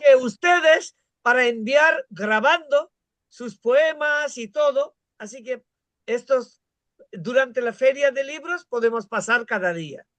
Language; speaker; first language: Spanish; non-native, fluent; Bangla